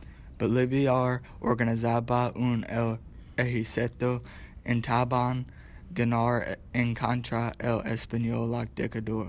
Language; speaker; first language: Spanish; non-native, learner; English